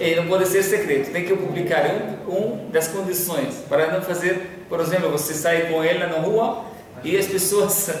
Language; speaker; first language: Portuguese; non-native, fluent; Arabic